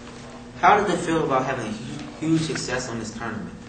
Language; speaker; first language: English; native; English